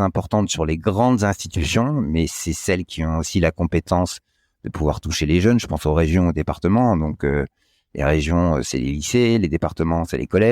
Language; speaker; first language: French; native; French